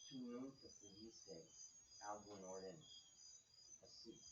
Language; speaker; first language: Spanish; non-native, fluent; English